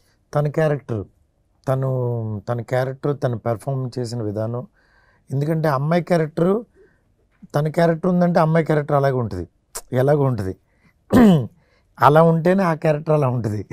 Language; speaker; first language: Telugu; native; Telugu